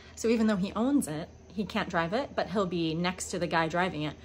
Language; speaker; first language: English; native; English